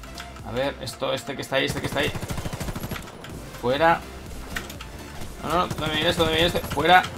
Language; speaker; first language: Spanish; native; Spanish